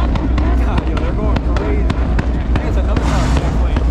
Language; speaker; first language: English; native; English